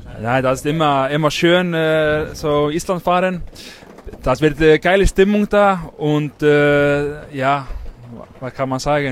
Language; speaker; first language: German; non-native, learner; Icelandic